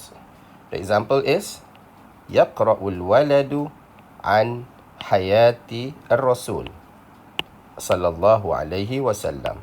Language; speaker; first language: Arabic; non-native, fluent; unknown